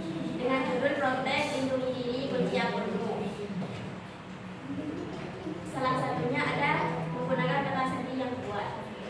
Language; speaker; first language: Indonesian; native; Indonesian